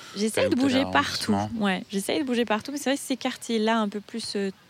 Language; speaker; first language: French; non-native, fluent; Portuguese